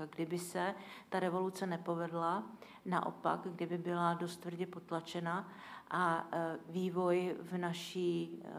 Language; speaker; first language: Czech; native; Czech